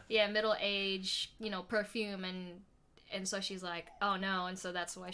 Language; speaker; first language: English; native; English